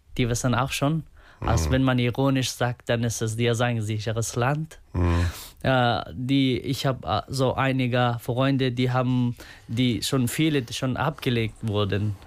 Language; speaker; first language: German; non-native, fluent; Persian